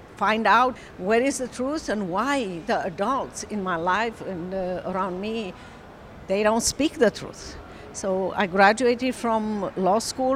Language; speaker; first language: English; non-native, fluent; Romanian